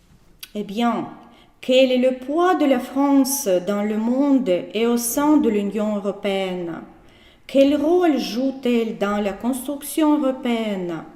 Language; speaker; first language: French; non-native, fluent; Russian